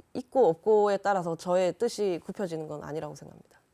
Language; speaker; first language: Korean; native; Korean